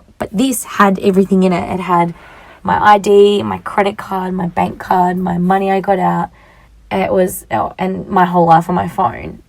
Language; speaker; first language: English; native; English